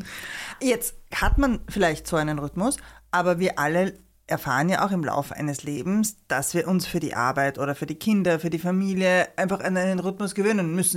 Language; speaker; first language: German; native; German